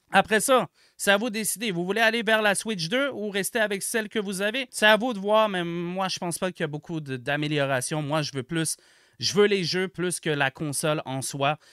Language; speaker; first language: French; native; French